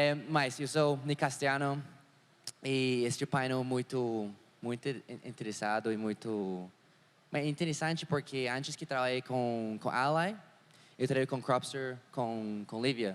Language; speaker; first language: Portuguese; non-native, learner; English